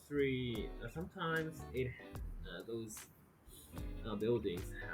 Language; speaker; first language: English; non-native, fluent; Japanese